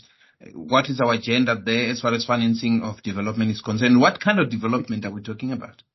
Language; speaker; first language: English; non-native, local second language; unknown